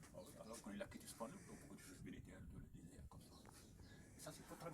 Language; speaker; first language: French; non-native, local second language; Arabic